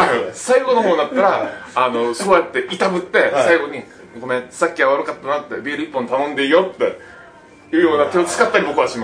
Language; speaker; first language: Japanese; native; Japanese